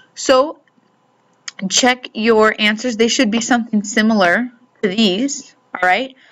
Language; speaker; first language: English; native; English